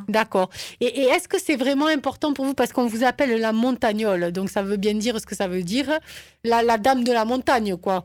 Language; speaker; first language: French; native; French